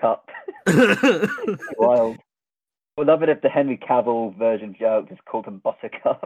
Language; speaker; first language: English; native; English